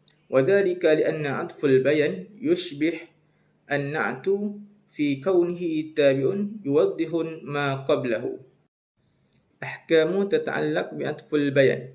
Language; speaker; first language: Arabic; non-native, learner; Malay